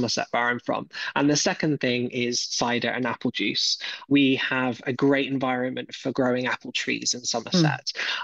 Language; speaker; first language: English; native; English